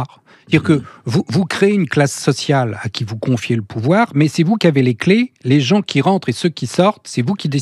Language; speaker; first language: French; native; French